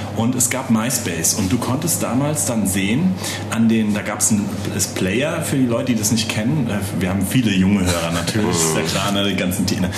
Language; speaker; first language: German; native; German